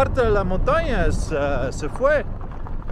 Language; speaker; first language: Spanish; non-native, learner; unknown